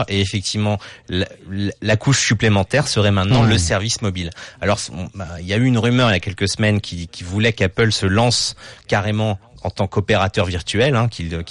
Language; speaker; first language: French; native; French